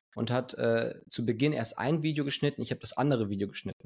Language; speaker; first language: German; early bilingual, other home language; Spanish